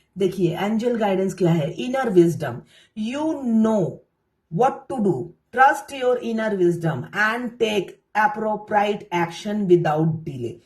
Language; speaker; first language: Hindi; non-native, local second language; Bangla